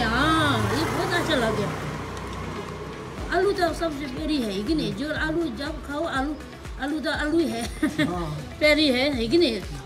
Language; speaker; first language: Hindi; non-native, local second language; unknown